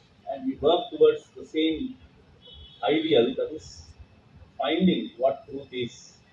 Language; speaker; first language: English; non-native, local second language; Telugu